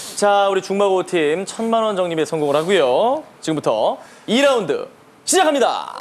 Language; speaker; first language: Korean; native; Korean